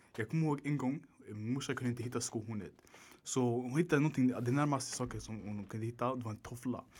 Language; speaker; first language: Swedish; early bilingual, other home language; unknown